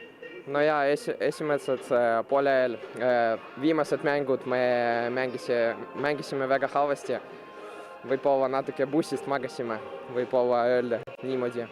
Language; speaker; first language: Estonian; non-native, local second language; Russian